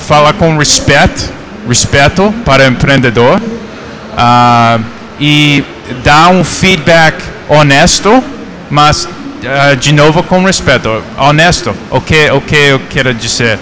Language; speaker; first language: Portuguese; non-native, fluent; English